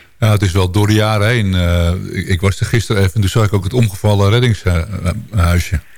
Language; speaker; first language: Dutch; native; Dutch